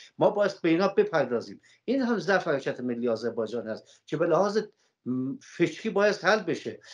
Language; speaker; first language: Persian; non-native, local second language; Azerbaijani